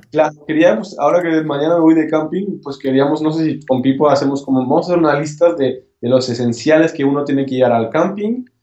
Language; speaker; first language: Spanish; non-native, fluent; French